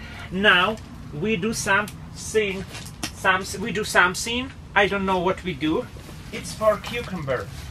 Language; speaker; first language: English; non-native, learner; Russian